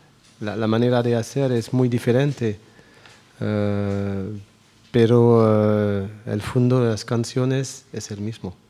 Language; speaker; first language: Spanish; non-native, learner; French